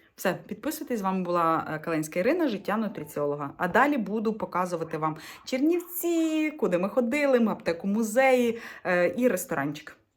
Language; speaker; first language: Ukrainian; non-native, local second language; Russian